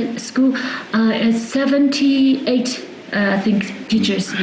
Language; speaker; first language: English; non-native, fluent; Tibetan